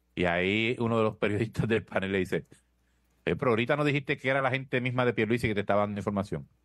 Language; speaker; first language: Spanish; native; Spanish